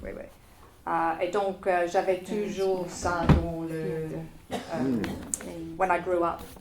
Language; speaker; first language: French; non-native, fluent; English